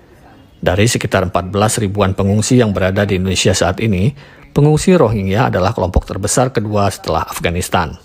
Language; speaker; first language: Indonesian; native; Indonesian